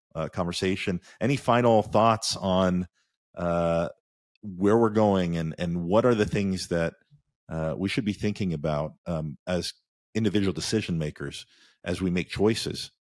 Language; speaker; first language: English; native; English